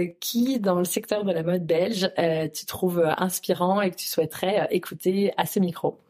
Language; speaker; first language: French; native; French